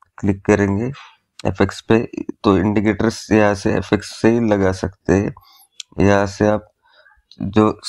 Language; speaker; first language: Hindi; native; Hindi